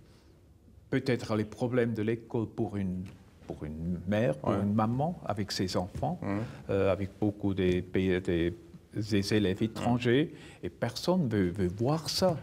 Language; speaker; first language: French; non-native, local second language; German